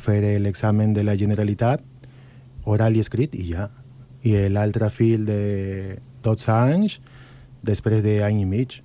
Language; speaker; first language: Catalan; non-native, learner; Spanish